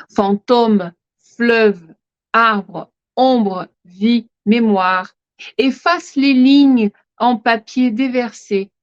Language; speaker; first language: French; non-native, fluent; Portuguese